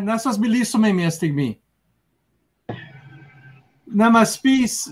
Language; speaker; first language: Greek; early bilingual, heritage; English